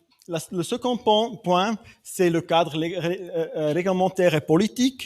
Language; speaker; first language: French; non-native, fluent; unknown